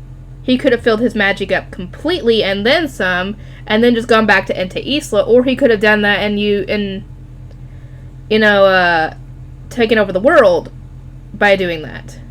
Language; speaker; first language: English; native; English